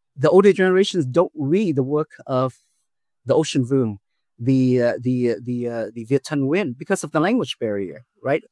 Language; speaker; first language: English; early bilingual, other home language; Vietnamese